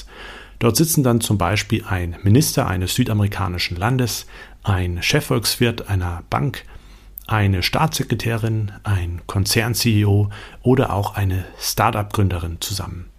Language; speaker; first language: German; native; German